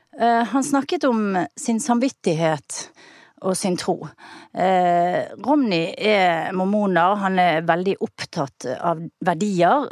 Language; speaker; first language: Norwegian; native; Norwegian